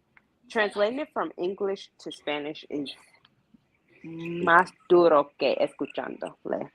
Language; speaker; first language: Spanish; non-native, learner; English